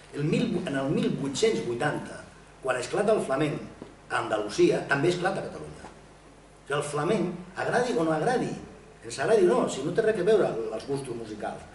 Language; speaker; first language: Catalan; non-native, local second language; Spanish